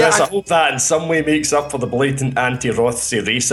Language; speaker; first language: English; native; English